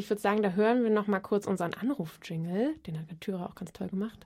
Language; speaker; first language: German; native; German